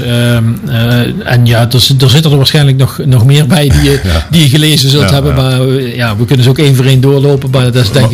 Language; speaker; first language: Dutch; native; Dutch